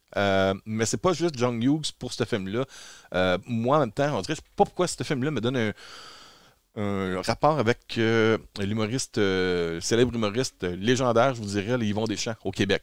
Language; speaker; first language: French; native; French